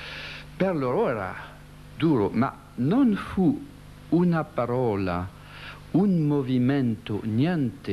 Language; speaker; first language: Italian; non-native, learner; French